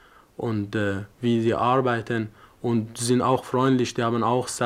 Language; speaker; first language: German; non-native, fluent; Persian